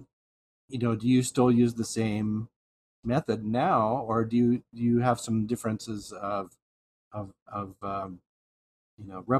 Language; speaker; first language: English; native; English